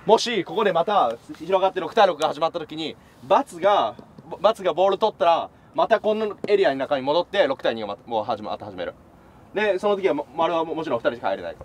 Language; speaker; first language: Japanese; native; Japanese